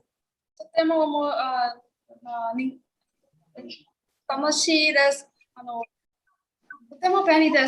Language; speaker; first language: Japanese; non-native, learner; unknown